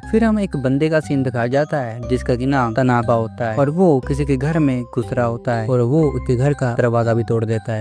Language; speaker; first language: Hindi; native; Hindi